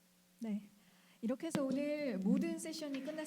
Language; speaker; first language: Korean; native; Korean